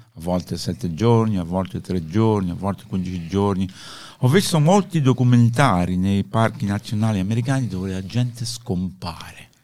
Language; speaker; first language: Italian; native; Italian